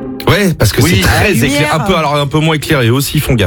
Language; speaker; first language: French; native; French